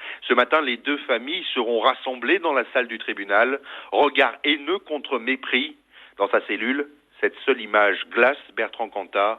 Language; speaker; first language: French; native; French